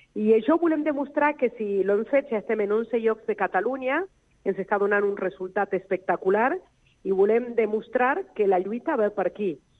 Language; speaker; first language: Catalan; non-native, fluent; Spanish